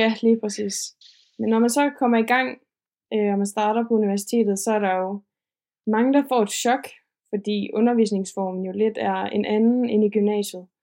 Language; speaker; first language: Danish; native; Danish